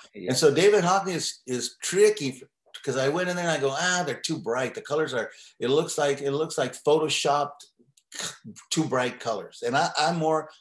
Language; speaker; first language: English; native; English